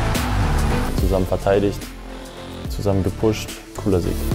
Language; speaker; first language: German; native; German